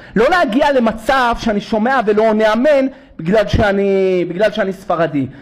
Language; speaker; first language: Hebrew; native; Hebrew